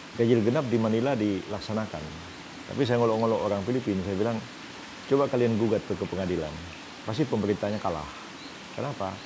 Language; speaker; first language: Indonesian; native; Indonesian